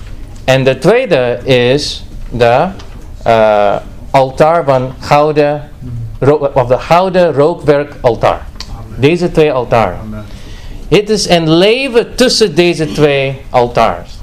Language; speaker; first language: Dutch; non-native, fluent; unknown